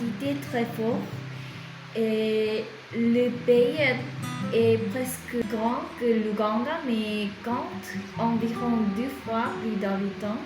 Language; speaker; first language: French; non-native, fluent; Korean